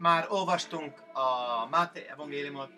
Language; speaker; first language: Hungarian; non-native, learner; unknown